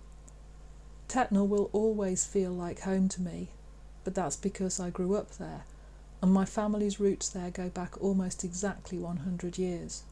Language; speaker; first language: English; native; English